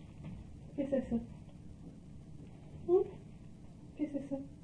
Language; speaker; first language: Spanish; non-native, fluent; English